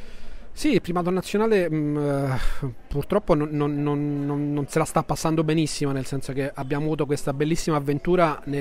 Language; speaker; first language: Italian; native; Italian